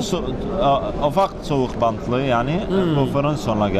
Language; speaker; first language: Turkish; non-native, learner; Arabic